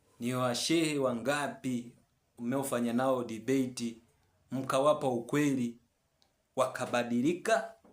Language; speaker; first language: Swahili; native; Swahili